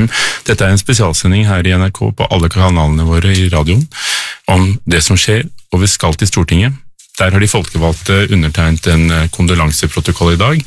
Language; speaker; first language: Norwegian; native; Norwegian